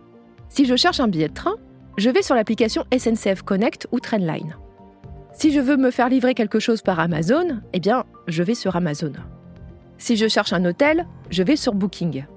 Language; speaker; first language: French; native; French